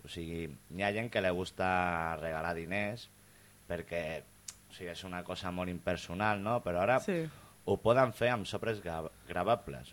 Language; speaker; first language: Catalan; non-native, local second language; Spanish